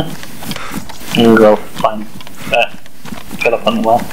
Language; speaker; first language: English; native; English